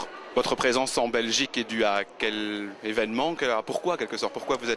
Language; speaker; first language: French; native; French